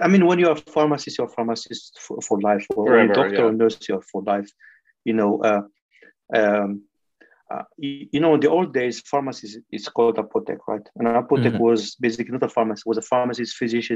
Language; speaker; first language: English; non-native, fluent; French